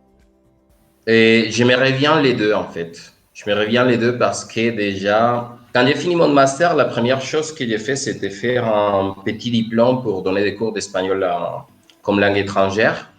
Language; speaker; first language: French; non-native, fluent; Spanish